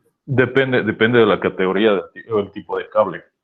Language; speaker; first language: Spanish; native; Spanish